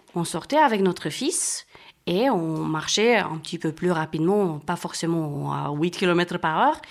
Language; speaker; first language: French; non-native, fluent; Romanian